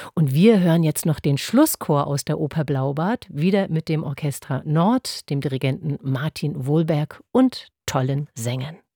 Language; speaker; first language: German; native; German